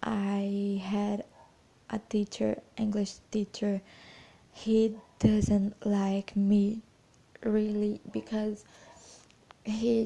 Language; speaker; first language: English; non-native, fluent; Portuguese